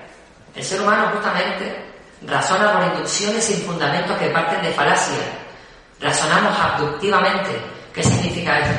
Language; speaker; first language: Spanish; native; Spanish